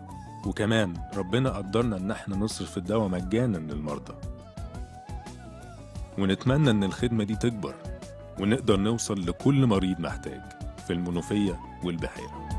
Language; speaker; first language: Arabic; native; Arabic